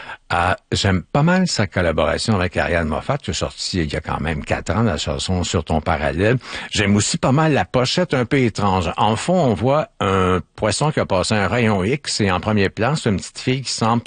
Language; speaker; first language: French; native; French